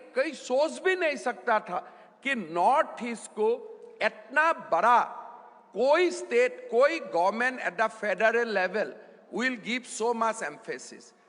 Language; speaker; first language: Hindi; non-native, local second language; Assamese